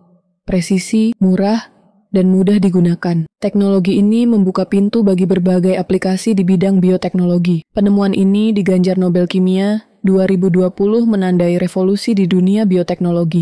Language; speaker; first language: Indonesian; native; Indonesian